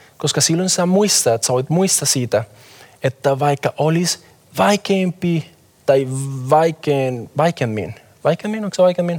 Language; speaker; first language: Finnish; non-native, fluent; Spanish